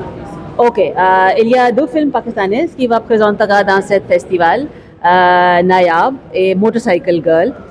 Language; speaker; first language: French; non-native, fluent; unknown